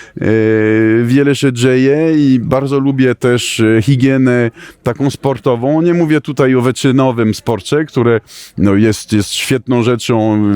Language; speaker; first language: Polish; non-native, fluent; French